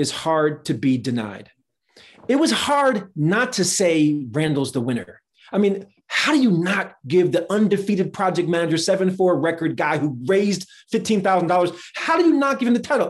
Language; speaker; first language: English; native; English